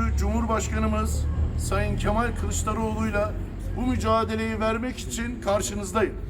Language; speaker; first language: Turkish; early bilingual, heritage; Turkish